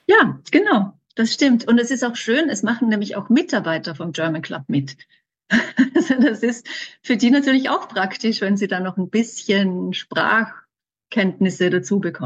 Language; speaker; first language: German; native; German